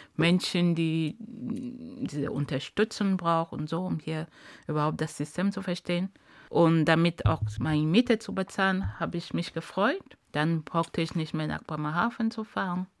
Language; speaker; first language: German; non-native, fluent; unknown